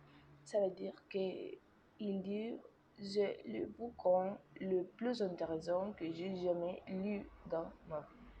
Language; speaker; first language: French; non-native, learner; Spanish